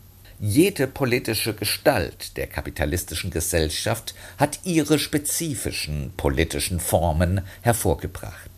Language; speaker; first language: German; native; German